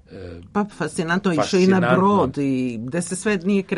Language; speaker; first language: Serbian; native; Serbian